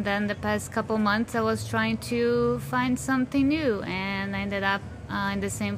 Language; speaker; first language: English; non-native, fluent; Portuguese